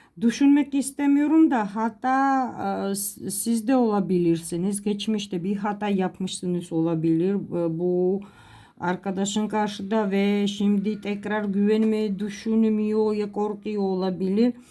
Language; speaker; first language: Turkish; non-native, fluent; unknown